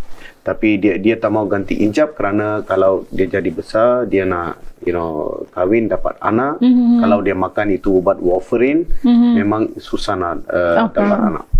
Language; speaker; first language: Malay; non-native, local second language; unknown